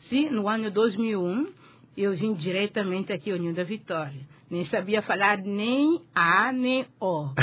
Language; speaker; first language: Portuguese; non-native, fluent; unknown